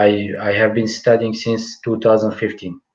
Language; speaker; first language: English; non-native, fluent; Turkish